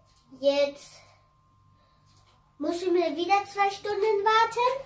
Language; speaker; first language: German; non-native, fluent; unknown